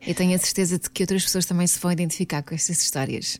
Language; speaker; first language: Portuguese; native; Portuguese